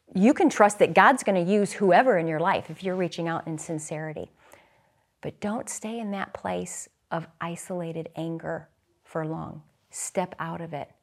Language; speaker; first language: English; native; English